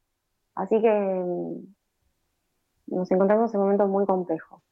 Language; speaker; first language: Spanish; native; Spanish